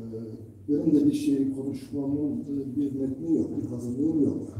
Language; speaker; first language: Turkish; native; Turkish